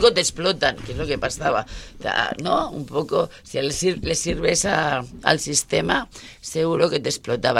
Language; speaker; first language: Spanish; native; Spanish